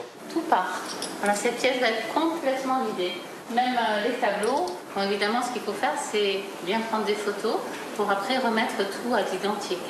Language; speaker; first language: French; native; French